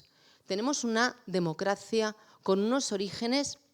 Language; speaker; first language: Spanish; native; Spanish